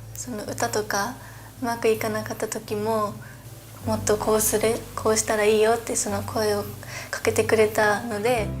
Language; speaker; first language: Japanese; native; Japanese